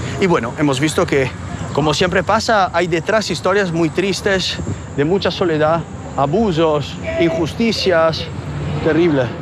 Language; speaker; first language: Spanish; non-native, fluent; Italian